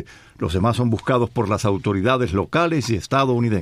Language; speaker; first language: Spanish; native; Spanish